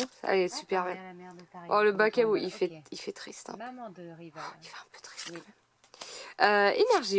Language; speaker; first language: French; native; French